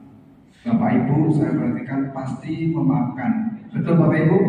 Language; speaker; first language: Indonesian; native; Indonesian